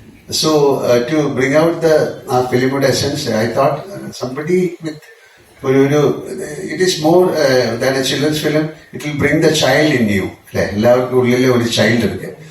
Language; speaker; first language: English; non-native, local second language; Malayalam